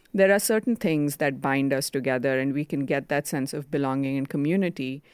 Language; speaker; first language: English; non-native, local second language; Konkani